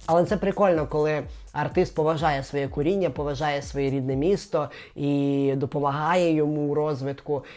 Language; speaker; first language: Ukrainian; native; Ukrainian